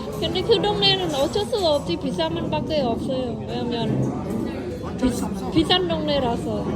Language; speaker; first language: Korean; non-native, fluent; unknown